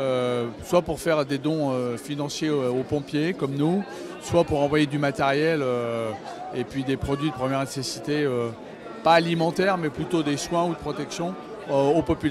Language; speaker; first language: French; native; French